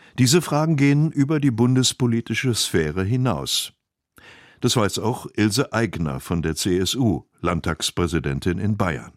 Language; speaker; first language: German; native; German